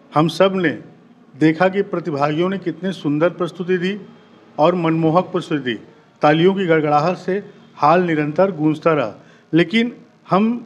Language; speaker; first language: Hindi; native; Hindi